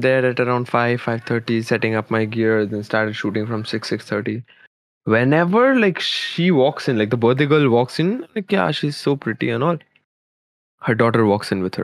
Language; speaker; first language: English; non-native, local second language; Bangla